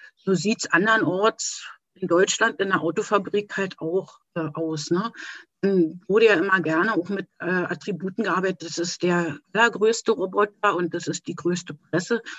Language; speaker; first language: German; native; German